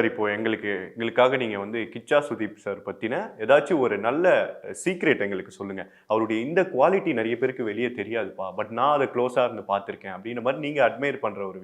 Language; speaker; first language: Tamil; native; Tamil